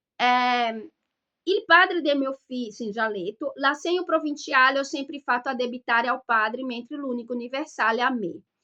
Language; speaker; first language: Italian; non-native, fluent; Portuguese